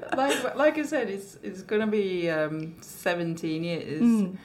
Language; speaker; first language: English; non-native, fluent; Slovak